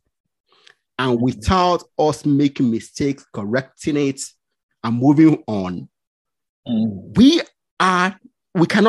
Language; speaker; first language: English; non-native, local second language; Yoruba